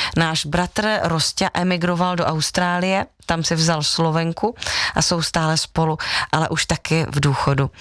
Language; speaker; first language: Czech; native; Czech